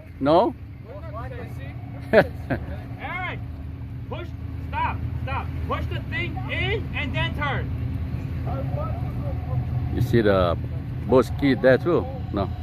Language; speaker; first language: English; non-native, fluent; Lao